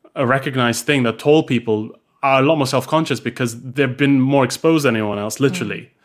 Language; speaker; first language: English; native; English